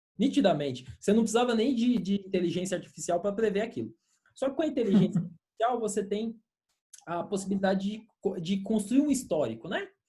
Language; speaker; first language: Portuguese; native; Portuguese